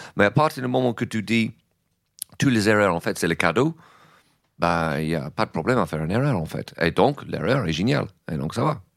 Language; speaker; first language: French; non-native, fluent; English